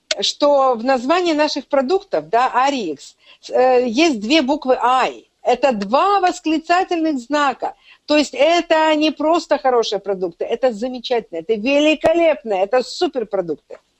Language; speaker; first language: Russian; native; Russian